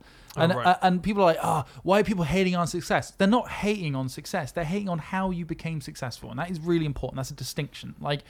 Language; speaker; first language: English; native; English